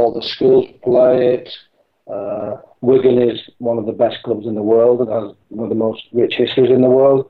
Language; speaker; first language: English; native; English